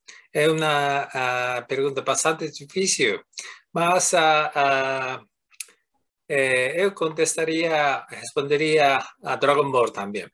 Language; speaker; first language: Spanish; non-native, fluent; Japanese